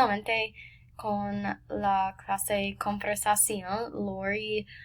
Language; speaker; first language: Spanish; non-native, learner; English